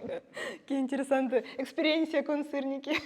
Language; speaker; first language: Spanish; non-native, fluent; Russian